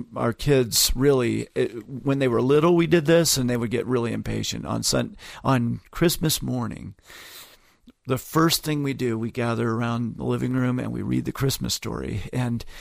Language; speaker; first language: English; native; English